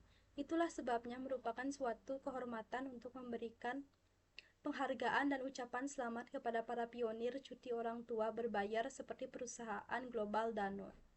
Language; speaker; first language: Indonesian; non-native, local second language; Balinese